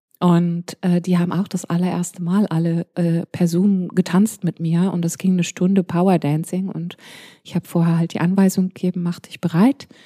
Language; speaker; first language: German; early bilingual, heritage; German